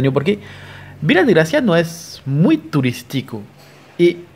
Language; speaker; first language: Spanish; non-native, fluent; French